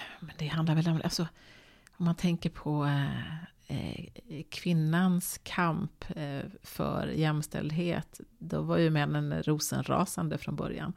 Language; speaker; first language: Swedish; native; Swedish